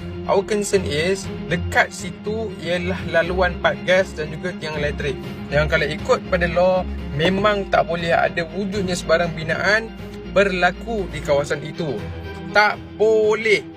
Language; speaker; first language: Malay; native; Malay